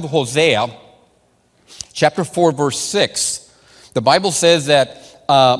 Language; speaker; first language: English; non-native, fluent; Spanish